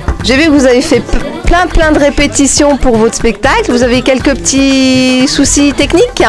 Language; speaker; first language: French; native; French